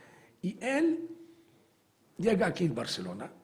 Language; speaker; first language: Spanish; non-native, fluent; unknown